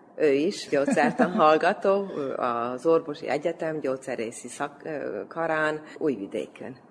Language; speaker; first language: Hungarian; native; Hungarian